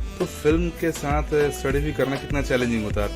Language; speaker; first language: Hindi; native; Hindi